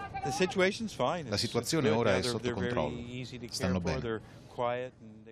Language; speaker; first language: Italian; non-native, learner; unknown